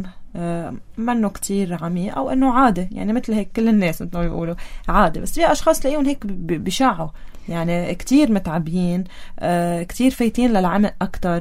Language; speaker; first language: Arabic; native; Arabic